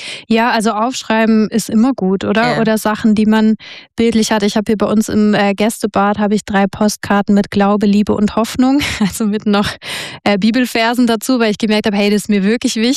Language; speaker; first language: German; native; German